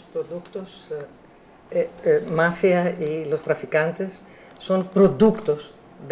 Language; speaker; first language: Spanish; non-native, learner; Greek